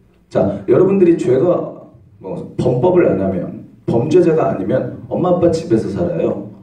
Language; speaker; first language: Korean; native; Korean